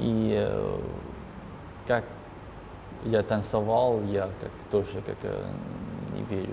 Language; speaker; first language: Russian; non-native, learner; Korean